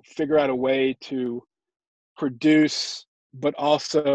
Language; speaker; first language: English; native; English